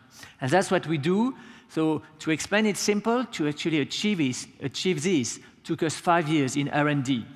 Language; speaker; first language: English; non-native, fluent; French